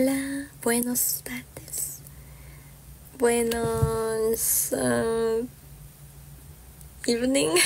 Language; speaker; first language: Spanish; non-native, learner; Georgian